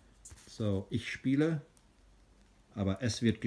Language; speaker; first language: German; non-native, fluent; English